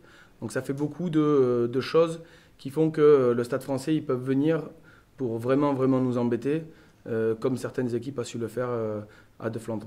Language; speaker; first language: French; native; French